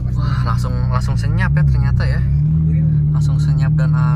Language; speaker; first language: Indonesian; native; Indonesian